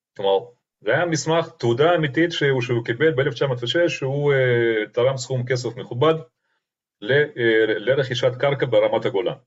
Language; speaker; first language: Hebrew; non-native, fluent; Russian